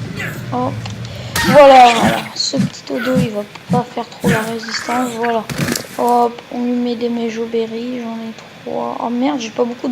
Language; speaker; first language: French; native; French